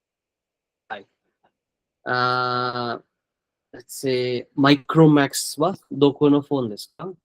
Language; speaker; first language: Japanese; non-native, learner; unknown